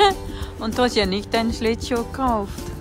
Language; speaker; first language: German; non-native, learner; Cebuano